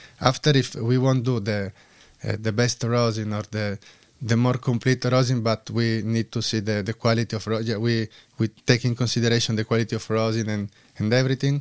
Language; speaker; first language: English; non-native, learner; Italian